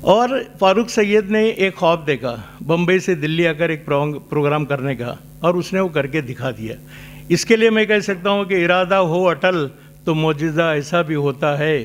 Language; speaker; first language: Hindi; non-native, local second language; Marathi